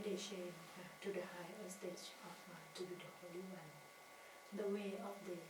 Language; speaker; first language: English; non-native, learner; Thai